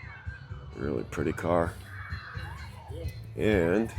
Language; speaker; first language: English; native; English